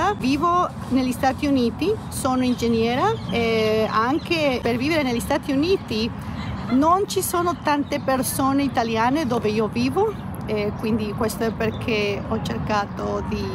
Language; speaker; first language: Italian; non-native, learner; Spanish